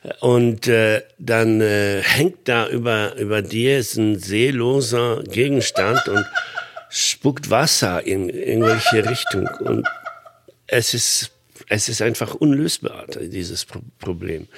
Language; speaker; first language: German; non-native, fluent; Polish